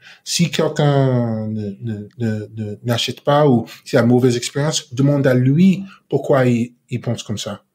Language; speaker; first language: French; non-native, learner; English